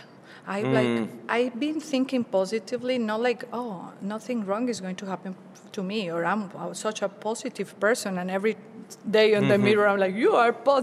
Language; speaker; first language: English; non-native, fluent; Spanish